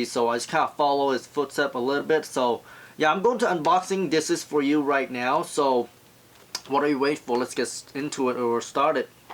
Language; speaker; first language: English; non-native, fluent; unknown